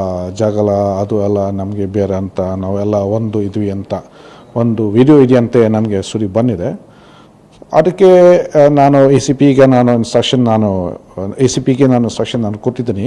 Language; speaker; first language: Kannada; non-native, fluent; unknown